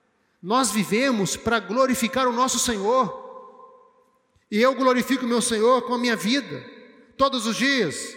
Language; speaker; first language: Portuguese; native; Portuguese